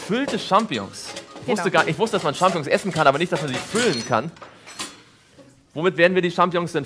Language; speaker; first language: German; native; German